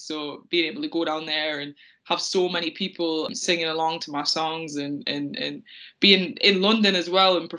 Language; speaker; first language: English; native; English